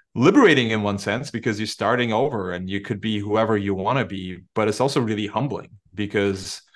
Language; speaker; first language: English; non-native, fluent; Turkish